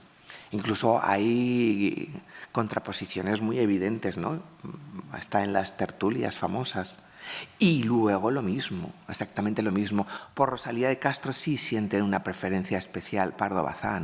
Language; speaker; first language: Spanish; native; Spanish